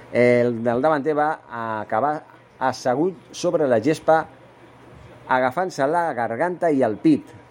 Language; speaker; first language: Catalan; non-native, local second language; Spanish